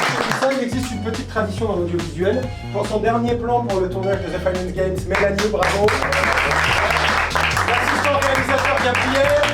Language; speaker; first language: French; native; French